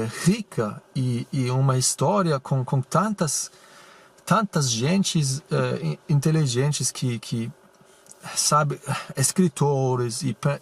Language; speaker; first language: Portuguese; non-native, fluent; German